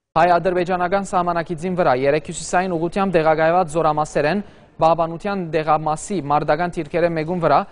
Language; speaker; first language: Armenian; early bilingual, heritage; Armenian